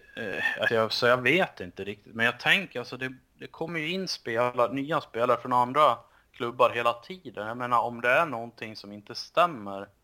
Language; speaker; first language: Swedish; native; Swedish